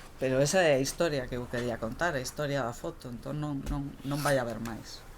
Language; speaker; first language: Galician; non-native, local second language; Spanish